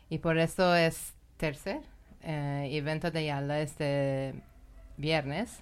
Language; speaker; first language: Spanish; non-native, learner; Persian